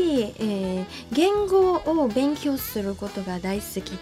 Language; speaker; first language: Japanese; non-native, learner; English